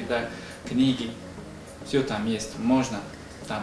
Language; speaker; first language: Russian; non-native, learner; Uzbek